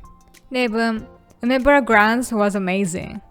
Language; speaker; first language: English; non-native, fluent; Japanese